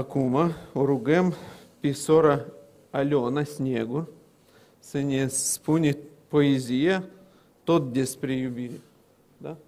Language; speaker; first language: Romanian; non-native, local second language; Russian